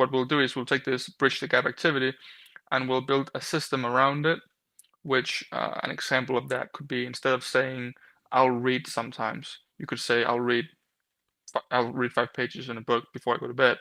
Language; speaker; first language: English; non-native, fluent; Danish